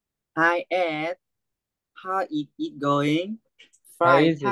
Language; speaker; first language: English; non-native, learner; Vietnamese